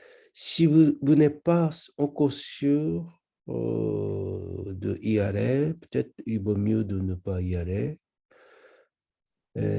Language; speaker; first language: French; non-native, learner; Japanese